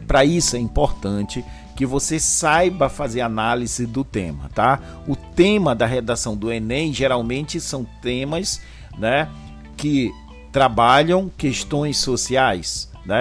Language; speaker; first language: Portuguese; native; Portuguese